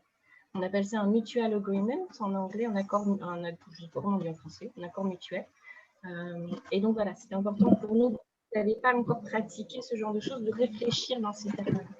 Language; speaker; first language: French; native; French